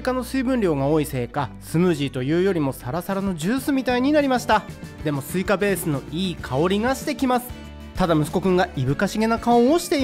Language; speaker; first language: Japanese; native; Japanese